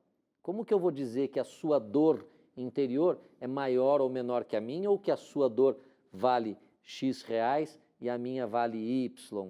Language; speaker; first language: Portuguese; native; Portuguese